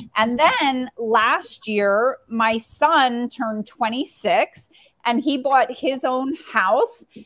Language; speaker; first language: English; native; English